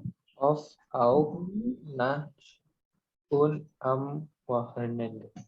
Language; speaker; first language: German; non-native, learner; Indonesian